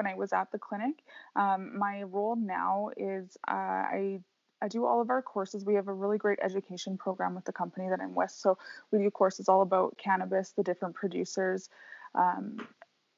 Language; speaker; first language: English; native; English